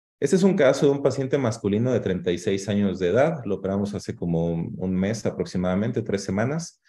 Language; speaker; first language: Spanish; native; Spanish